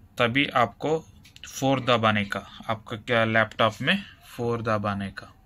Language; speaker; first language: Hindi; non-native, local second language; Kannada